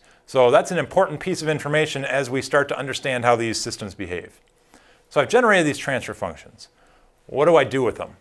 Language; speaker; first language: English; native; English